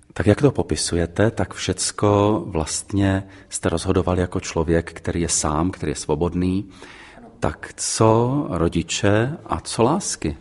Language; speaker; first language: Czech; native; Czech